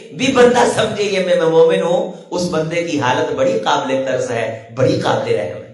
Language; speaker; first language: Urdu; non-native, local second language; Punjabi